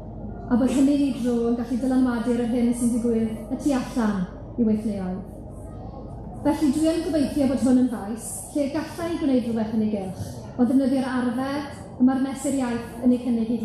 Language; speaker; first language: Welsh; native; Welsh